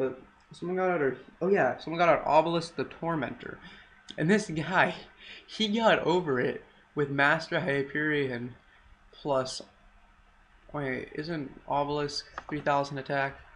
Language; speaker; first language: English; native; English